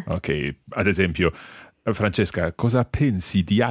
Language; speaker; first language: Italian; non-native, fluent; English